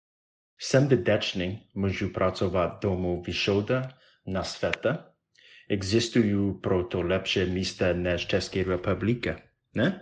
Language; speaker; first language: Czech; non-native, learner; English